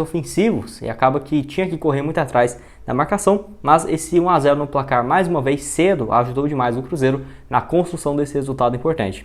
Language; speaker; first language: Portuguese; native; Portuguese